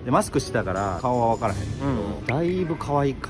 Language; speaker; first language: Japanese; native; Japanese